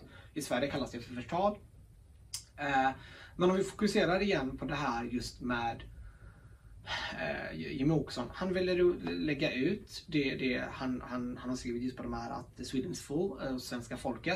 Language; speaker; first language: Swedish; early bilingual, other home language; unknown